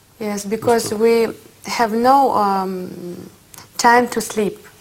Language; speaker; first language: English; non-native, learner; Russian